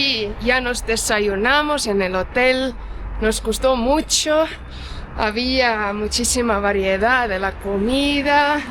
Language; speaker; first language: Spanish; non-native, fluent; Estonian